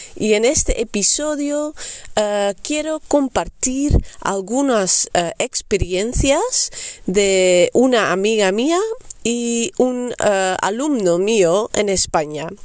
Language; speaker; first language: Spanish; non-native, fluent; Dutch